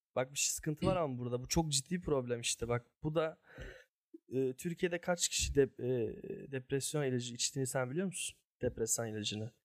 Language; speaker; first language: Turkish; early bilingual, heritage; Turkish